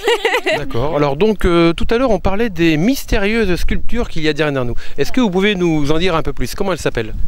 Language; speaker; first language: French; native; French